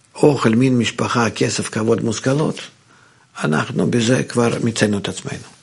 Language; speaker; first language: Hebrew; non-native, fluent; Russian